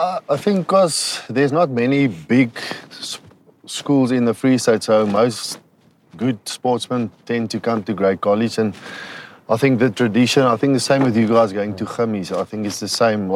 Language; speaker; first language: English; non-native, local second language; Afrikaans